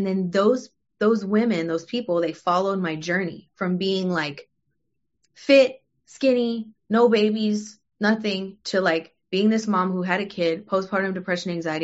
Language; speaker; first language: English; early bilingual, other home language; French